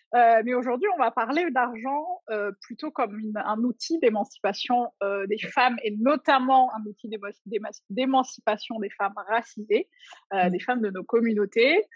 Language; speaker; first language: French; non-native, local second language; Arabic